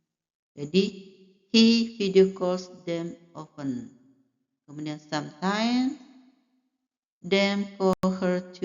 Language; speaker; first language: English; non-native, fluent; Indonesian